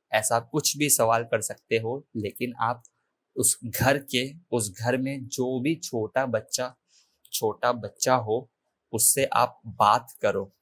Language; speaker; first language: Hindi; native; Hindi